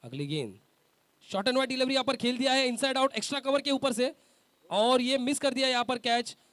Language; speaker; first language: Hindi; non-native, local second language; Marathi